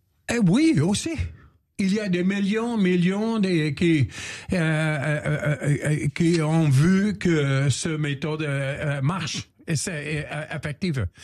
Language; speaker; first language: French; non-native, learner; Dutch